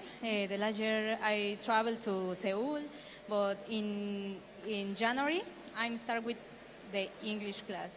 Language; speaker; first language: English; non-native, learner; Spanish